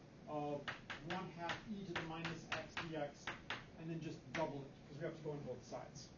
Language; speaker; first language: English; native; English